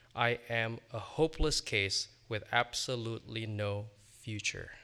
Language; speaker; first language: English; non-native, fluent; Indonesian